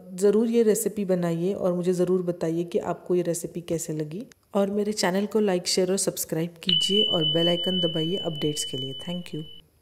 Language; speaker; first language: Hindi; non-native, local second language; Marathi